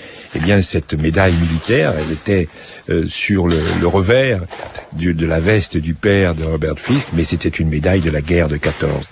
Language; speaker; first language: French; native; French